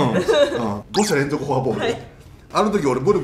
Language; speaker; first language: Japanese; native; Japanese